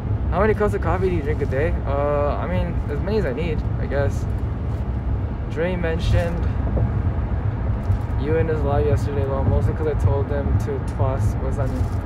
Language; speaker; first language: English; early bilingual, other home language; Korean